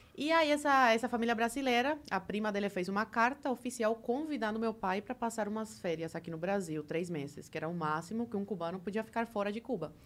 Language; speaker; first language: Portuguese; early bilingual, other home language; Spanish